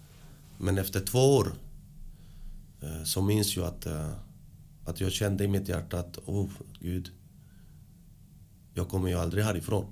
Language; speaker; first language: Swedish; early bilingual, other home language; Spanish